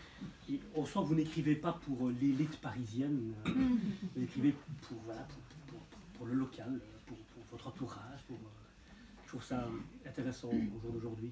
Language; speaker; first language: French; native; French